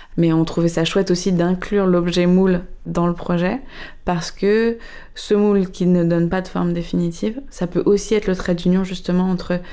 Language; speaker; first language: French; native; French